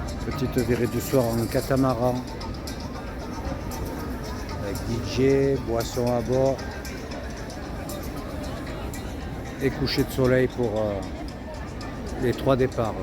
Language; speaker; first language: French; native; French